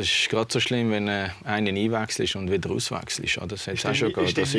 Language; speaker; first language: German; native; German